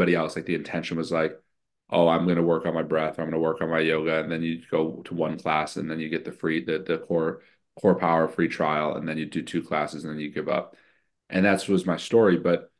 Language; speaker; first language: English; native; English